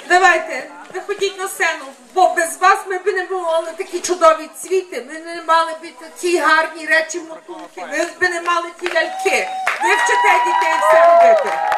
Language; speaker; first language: Ukrainian; early bilingual, heritage; Ukrainian